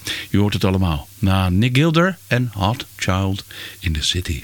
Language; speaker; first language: Dutch; native; Dutch